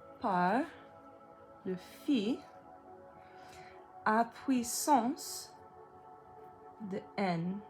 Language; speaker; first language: French; non-native, learner; English